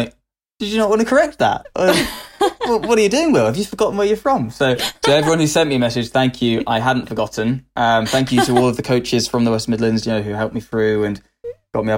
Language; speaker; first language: English; native; English